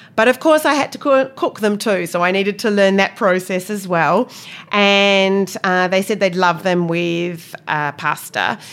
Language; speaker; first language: English; native; English